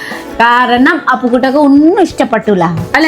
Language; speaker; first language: Malayalam; non-native, learner; Nepali